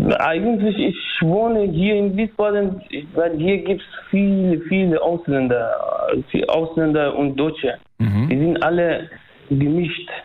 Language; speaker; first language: German; non-native, fluent; Persian